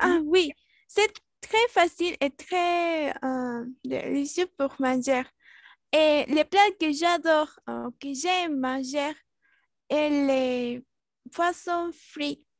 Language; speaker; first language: French; non-native, learner; Spanish